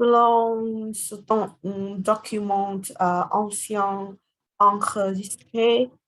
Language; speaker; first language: French; non-native, learner; Vietnamese